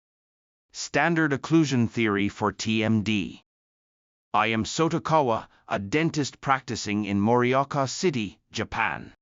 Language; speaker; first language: English; non-native, fluent; Japanese